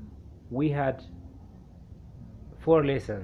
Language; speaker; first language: English; non-native, local second language; Amharic